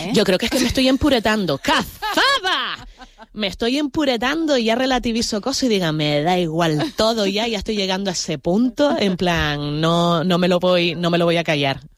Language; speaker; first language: Spanish; native; Spanish